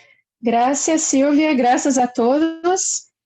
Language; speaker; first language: Spanish; non-native, fluent; Portuguese